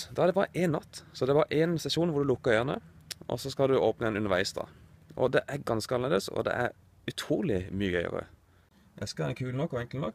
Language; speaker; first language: Norwegian; native; Norwegian